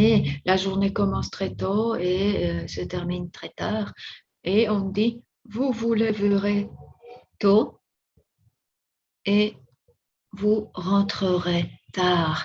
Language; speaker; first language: French; non-native, fluent; Spanish